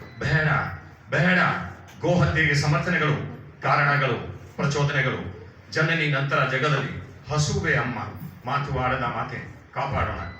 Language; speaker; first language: Kannada; non-native, local second language; Hindi